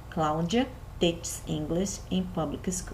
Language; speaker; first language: English; non-native, fluent; Portuguese